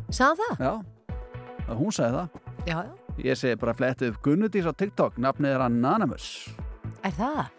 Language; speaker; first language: Icelandic; non-native, fluent; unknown